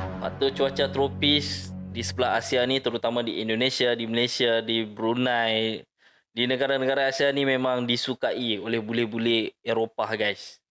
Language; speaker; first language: Malay; native; Malay